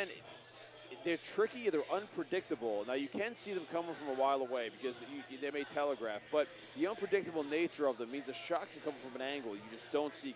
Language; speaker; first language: English; native; English